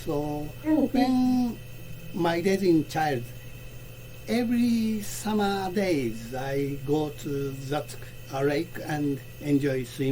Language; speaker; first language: English; non-native, learner; Japanese